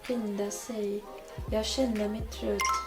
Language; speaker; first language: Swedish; non-native, learner; English